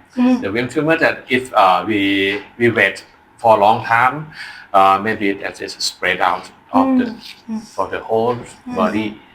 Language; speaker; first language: English; non-native, learner; Thai